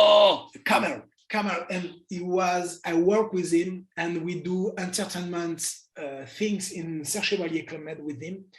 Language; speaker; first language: English; non-native, learner; French